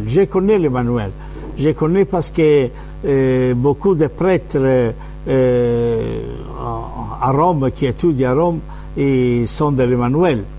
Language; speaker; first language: French; non-native, fluent; Italian